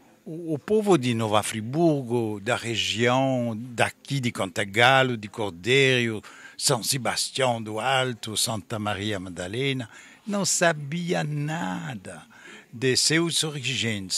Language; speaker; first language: Portuguese; non-native, fluent; French